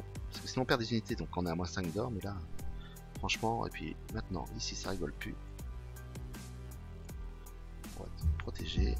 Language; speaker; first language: French; native; French